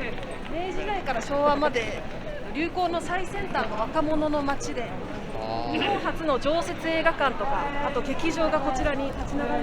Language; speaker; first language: Japanese; native; Japanese